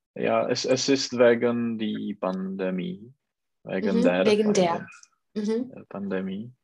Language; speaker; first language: German; non-native, learner; Czech